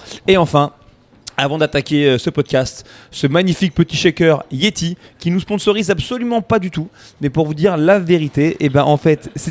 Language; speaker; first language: French; native; French